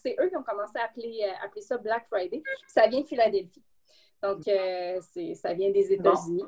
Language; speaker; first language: French; native; French